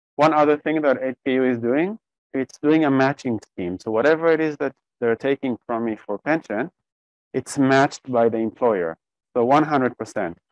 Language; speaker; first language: English; non-native, fluent; Hebrew